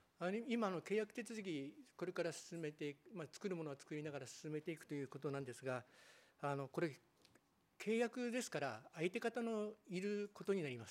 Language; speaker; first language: Japanese; native; Japanese